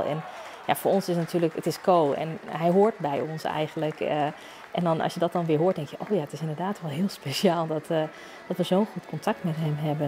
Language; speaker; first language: Dutch; native; Dutch